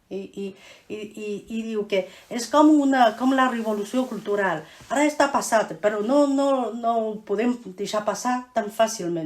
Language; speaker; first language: Catalan; non-native, fluent; Chinese